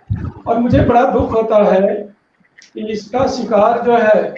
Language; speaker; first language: Hindi; native; Hindi